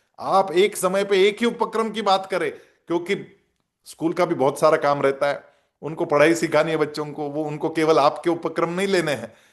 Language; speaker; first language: Hindi; non-native, local second language; Marathi